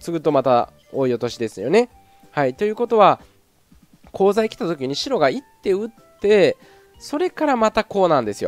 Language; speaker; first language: Japanese; native; Japanese